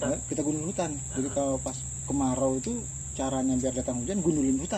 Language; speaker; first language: Indonesian; native; Indonesian